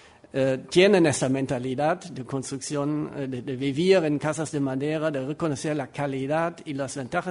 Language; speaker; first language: Spanish; non-native, fluent; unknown